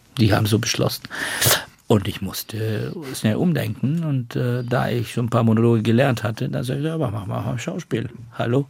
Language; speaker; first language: German; non-native, fluent; Bulgarian